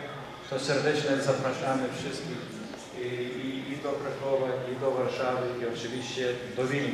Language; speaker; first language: Polish; non-native, fluent; Lithuanian